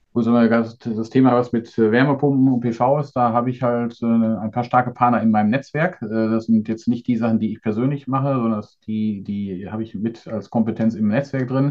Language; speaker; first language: German; native; German